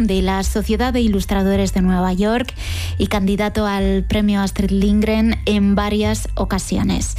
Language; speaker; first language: Spanish; native; Spanish